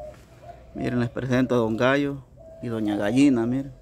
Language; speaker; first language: Spanish; native; Spanish